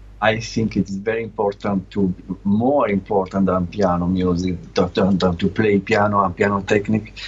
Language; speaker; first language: English; non-native, learner; Italian